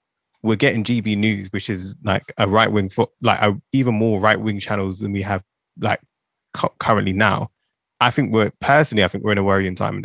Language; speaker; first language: English; native; English